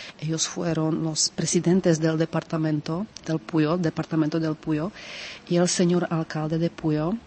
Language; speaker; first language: Spanish; non-native, fluent; Czech